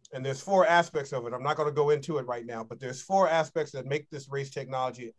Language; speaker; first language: English; native; English